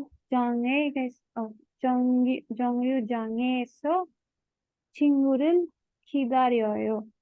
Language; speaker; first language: Korean; non-native, learner; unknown